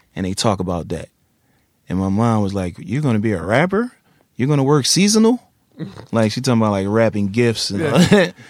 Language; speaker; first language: English; native; English